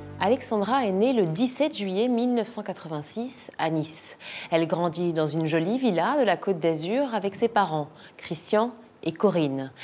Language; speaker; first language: French; native; French